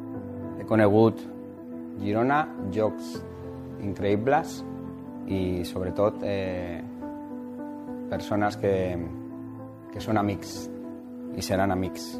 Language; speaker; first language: Catalan; non-native, local second language; Spanish